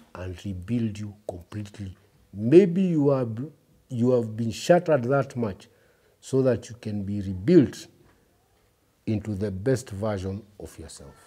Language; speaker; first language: English; early bilingual, other home language; Kikuyu